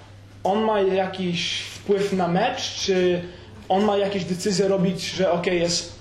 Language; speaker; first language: Polish; early bilingual, heritage; Polish